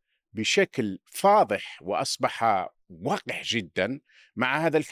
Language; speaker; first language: Arabic; native; Arabic